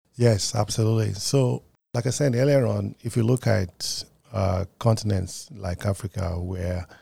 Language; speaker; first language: English; non-native, local second language; Yoruba